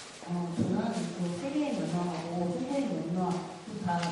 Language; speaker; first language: Korean; non-native, fluent; Chinese